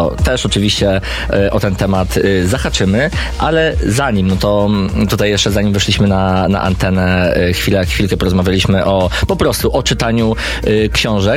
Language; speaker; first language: Polish; native; Polish